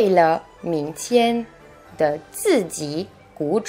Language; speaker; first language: Chinese; non-native, fluent; French